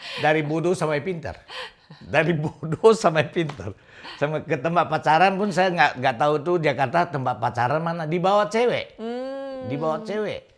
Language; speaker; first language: Indonesian; non-native, local second language; Min Nan Chinese